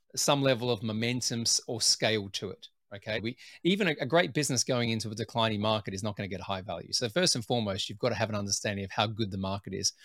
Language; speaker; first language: English; native; English